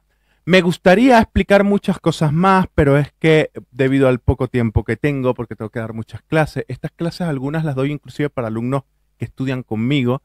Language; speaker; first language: Spanish; native; Spanish